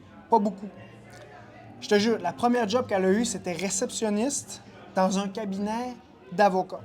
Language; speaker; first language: French; native; French